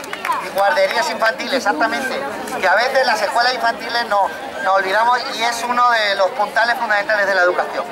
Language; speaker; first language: Spanish; native; Spanish